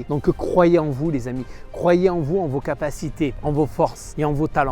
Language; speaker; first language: French; native; French